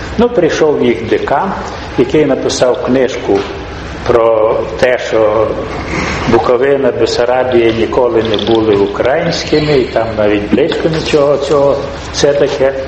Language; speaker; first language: Ukrainian; native; Ukrainian